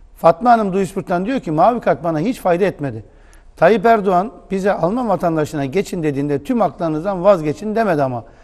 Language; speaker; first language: Turkish; native; Turkish